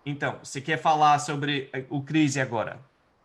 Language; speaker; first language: Portuguese; non-native, fluent; English